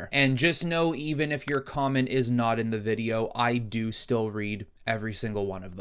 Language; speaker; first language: English; native; English